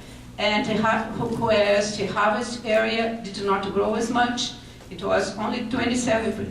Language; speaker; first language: English; non-native, fluent; Portuguese